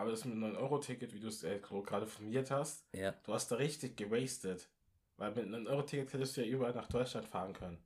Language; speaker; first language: German; non-native, local second language; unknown